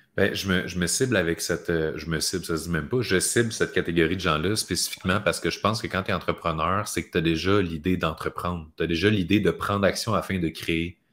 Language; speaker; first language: French; native; French